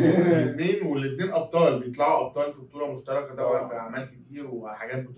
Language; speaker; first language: Arabic; native; Arabic